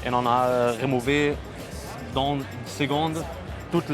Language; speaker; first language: French; non-native, learner; German